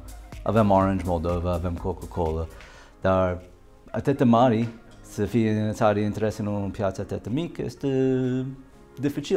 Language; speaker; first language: Romanian; non-native, learner; English